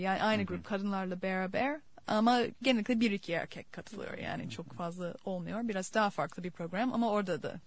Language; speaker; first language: Turkish; non-native, fluent; English